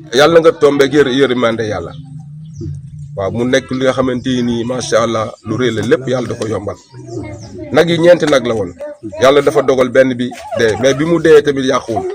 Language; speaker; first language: Wolof; non-native, local second language; Fula